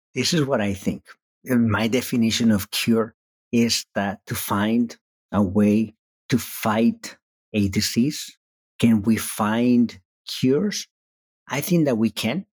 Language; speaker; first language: English; non-native, fluent; Spanish